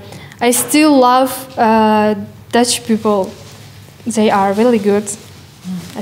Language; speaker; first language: English; non-native, learner; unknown